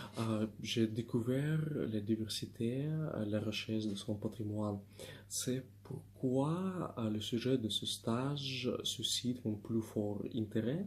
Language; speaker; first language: French; non-native, fluent; Russian